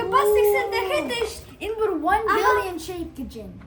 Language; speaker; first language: Mongolian; early bilingual, heritage; Mongolian